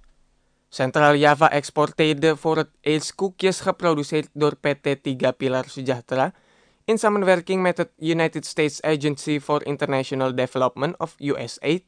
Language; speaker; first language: Dutch; non-native, fluent; Indonesian